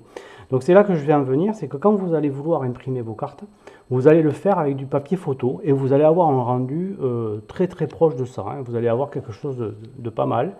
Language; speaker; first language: French; native; French